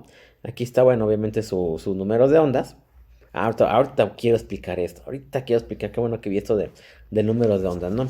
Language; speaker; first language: Spanish; native; Spanish